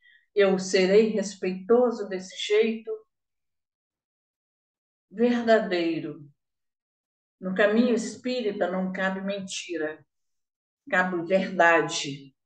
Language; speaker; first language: Portuguese; native; Portuguese